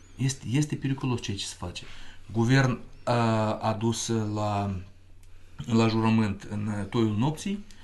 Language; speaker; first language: Romanian; non-native, local second language; Russian